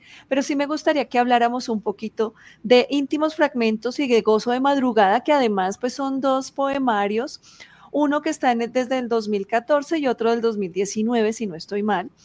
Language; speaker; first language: Spanish; native; Spanish